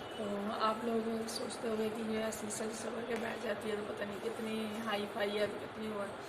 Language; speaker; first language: Hindi; non-native, local second language; Punjabi